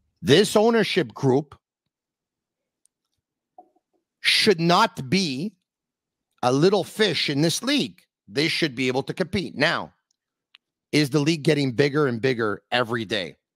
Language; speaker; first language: English; native; English